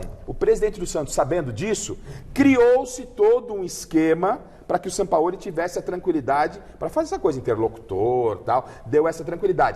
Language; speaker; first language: Portuguese; native; Portuguese